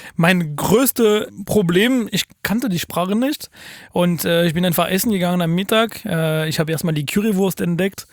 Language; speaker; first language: German; non-native, fluent; French